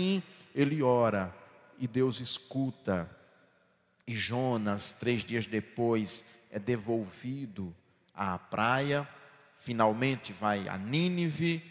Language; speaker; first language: Portuguese; native; Portuguese